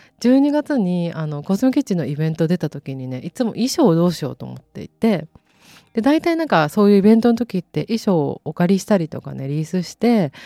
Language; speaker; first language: Japanese; native; Japanese